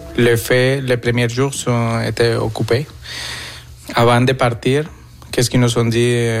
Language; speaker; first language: French; non-native, fluent; Spanish